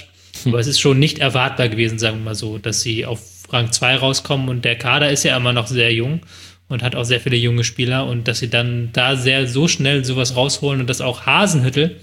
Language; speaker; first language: German; native; German